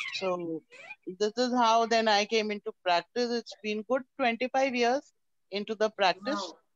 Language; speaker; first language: English; non-native, local second language; Hindi